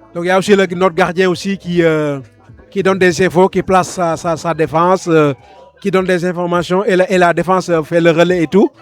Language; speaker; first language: French; non-native, local second language; Wolof